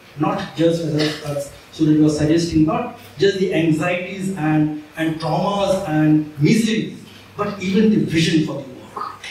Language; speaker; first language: English; non-native, local second language; Marathi